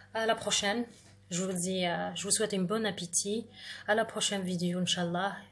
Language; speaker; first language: French; non-native, local second language; Arabic